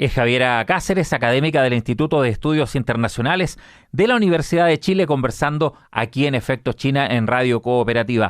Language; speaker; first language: Spanish; native; Spanish